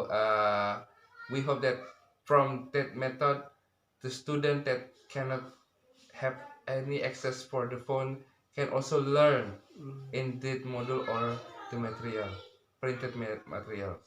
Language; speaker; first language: English; non-native, learner; Indonesian